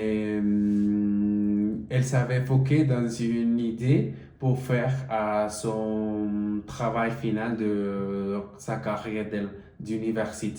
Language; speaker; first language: French; non-native, learner; Spanish